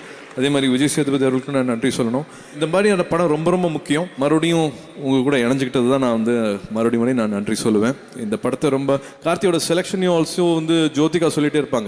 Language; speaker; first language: Tamil; native; Tamil